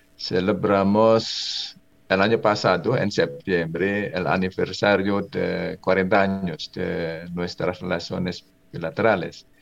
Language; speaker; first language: Spanish; non-native, fluent; Indonesian